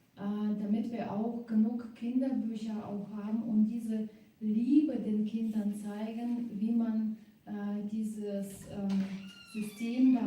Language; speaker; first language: German; non-native, fluent; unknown